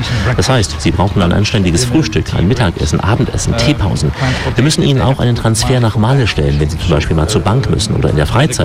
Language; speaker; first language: German; native; German